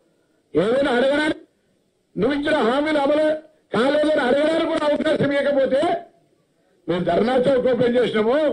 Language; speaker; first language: Telugu; native; Telugu